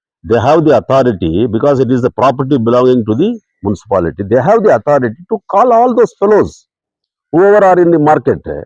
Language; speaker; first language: English; non-native, local second language; Tamil